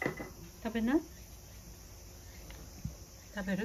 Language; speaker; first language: Japanese; native; Japanese